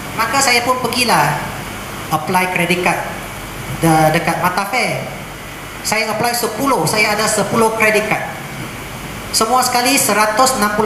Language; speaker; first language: Malay; non-native, local second language; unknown